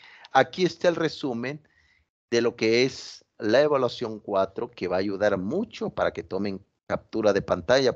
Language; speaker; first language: Spanish; native; Spanish